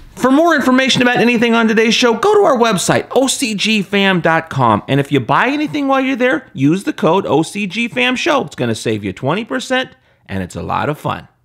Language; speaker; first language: English; native; English